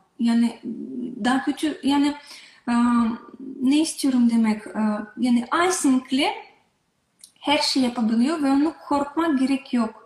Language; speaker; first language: Turkish; non-native, learner; Russian